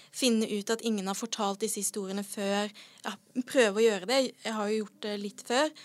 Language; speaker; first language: Norwegian; native; Norwegian